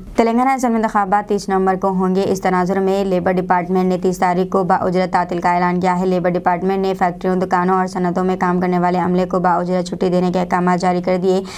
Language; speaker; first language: Hindi; non-native, local second language; Urdu